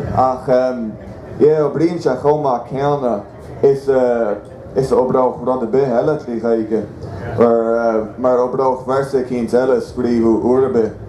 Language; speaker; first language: Irish; native; Irish